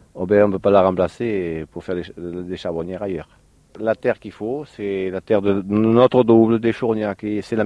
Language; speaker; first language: French; native; French